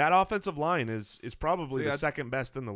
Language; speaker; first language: English; native; English